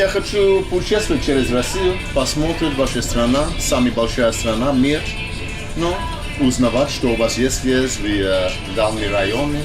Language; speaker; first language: Russian; non-native, learner; English